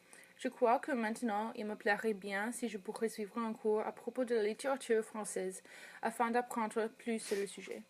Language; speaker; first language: French; non-native, fluent; English